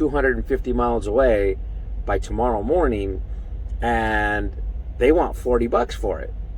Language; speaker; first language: English; native; English